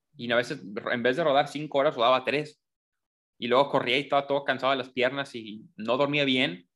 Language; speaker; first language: Spanish; native; Spanish